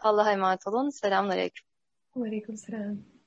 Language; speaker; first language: Turkish; native; Turkish